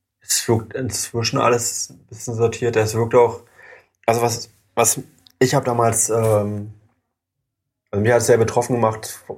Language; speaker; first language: German; native; German